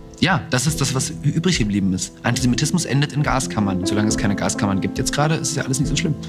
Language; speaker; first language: German; early bilingual, other home language; Russian